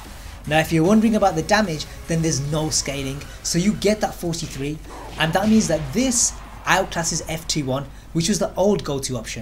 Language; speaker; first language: English; native; English